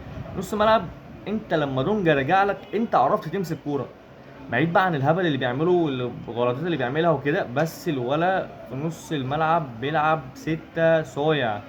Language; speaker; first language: Arabic; native; Arabic